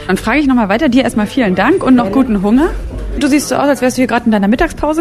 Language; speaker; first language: German; native; German